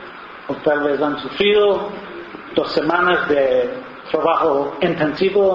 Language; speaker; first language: Spanish; non-native, fluent; English